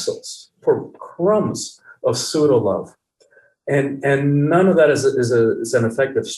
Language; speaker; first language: English; early bilingual, other home language; Spanish